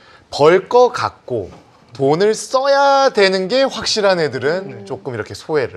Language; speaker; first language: Korean; native; Korean